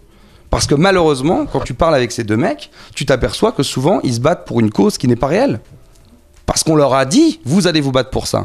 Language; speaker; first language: French; native; French